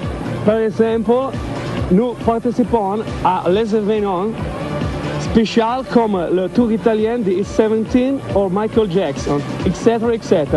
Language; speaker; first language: French; non-native, learner; Italian